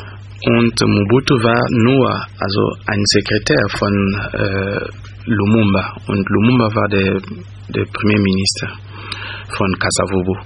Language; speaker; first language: German; non-native, fluent; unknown